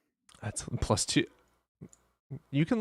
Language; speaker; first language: English; native; English